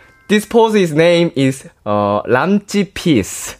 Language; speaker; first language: English; non-native, learner; Korean